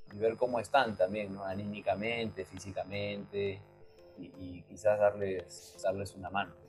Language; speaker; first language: Spanish; native; Spanish